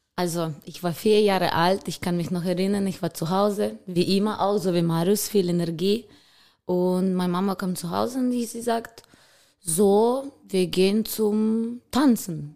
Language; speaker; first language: German; non-native, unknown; Ukrainian